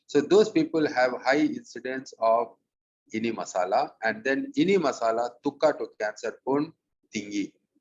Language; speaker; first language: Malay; non-native, local second language; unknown